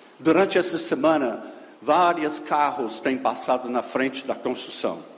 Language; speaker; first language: Portuguese; non-native, fluent; English